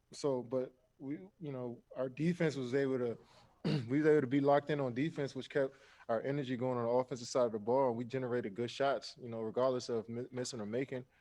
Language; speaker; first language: English; native; English